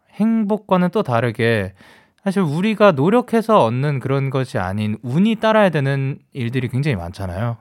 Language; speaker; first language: Korean; early bilingual, heritage; Korean